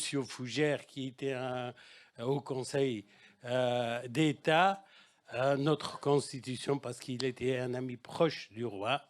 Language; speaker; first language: French; non-native, fluent; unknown